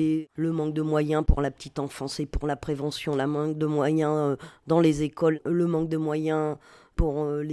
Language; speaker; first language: French; native; French